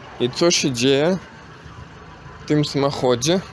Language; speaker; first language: Polish; non-native, learner; Ukrainian